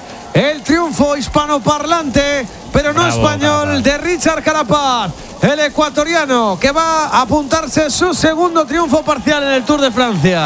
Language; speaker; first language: Spanish; native; Spanish